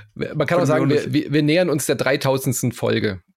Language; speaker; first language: German; native; German